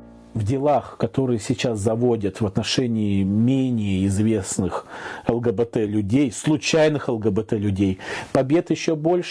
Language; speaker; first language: Russian; native; Russian